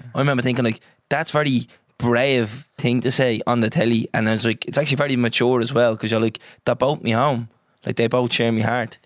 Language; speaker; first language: English; native; English